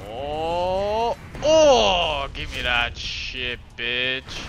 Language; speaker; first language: English; early bilingual, heritage; Dutch